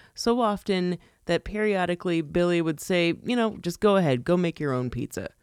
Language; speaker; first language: English; early bilingual, other home language; Italian